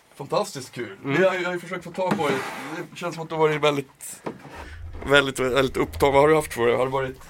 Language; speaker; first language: Swedish; native; Swedish